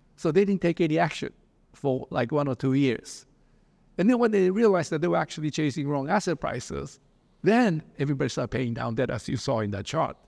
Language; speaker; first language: English; early bilingual, other home language; Japanese